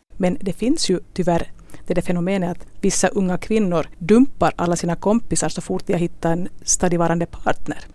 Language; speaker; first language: Swedish; native; Swedish